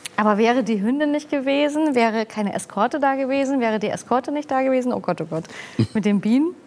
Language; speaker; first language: German; early bilingual, other home language; Turkish